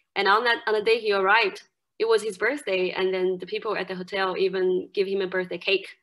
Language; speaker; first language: English; non-native, fluent; Chinese